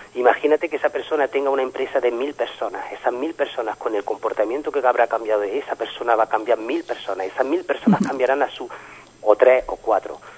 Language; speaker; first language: Spanish; early bilingual, heritage; Spanish